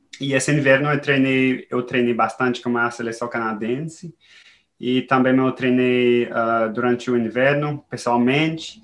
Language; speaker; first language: Portuguese; non-native, fluent; French